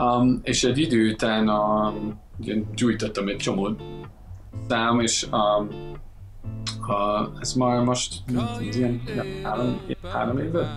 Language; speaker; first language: Hungarian; non-native, fluent; English